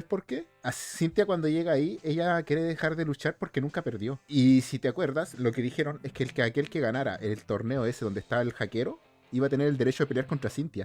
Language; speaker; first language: Spanish; native; Spanish